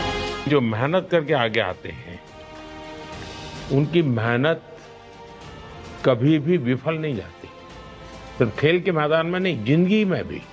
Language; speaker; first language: Hindi; non-native, local second language; Gujarati